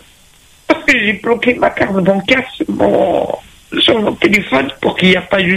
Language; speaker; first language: French; non-native, local second language; Arabic